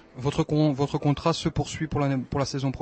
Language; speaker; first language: French; native; French